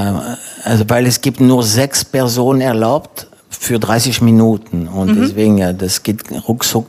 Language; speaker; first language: German; non-native, fluent; French